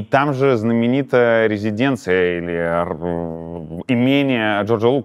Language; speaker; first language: Russian; native; Russian